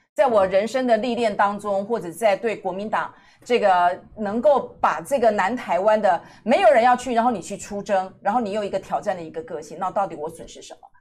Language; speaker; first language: Chinese; native; Chinese